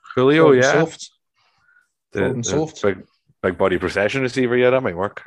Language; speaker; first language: English; native; English